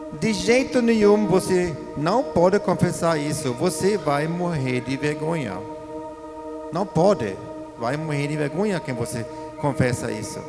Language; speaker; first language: Portuguese; non-native, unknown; German